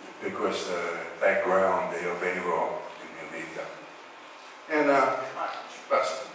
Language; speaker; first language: Italian; non-native, learner; English